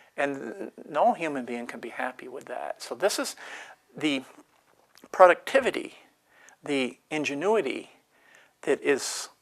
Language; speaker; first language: English; native; English